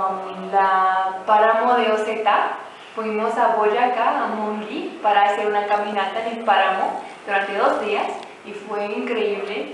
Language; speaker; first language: Spanish; non-native, learner; English